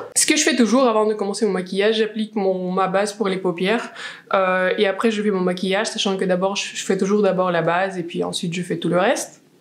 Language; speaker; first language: French; non-native, fluent; Russian